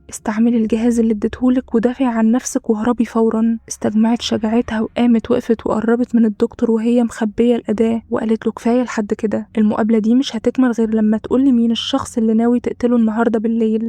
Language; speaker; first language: Arabic; native; Arabic